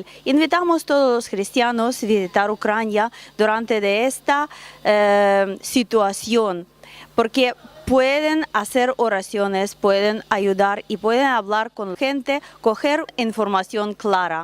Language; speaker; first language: Spanish; non-native, learner; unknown